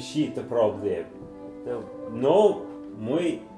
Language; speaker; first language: Russian; non-native, learner; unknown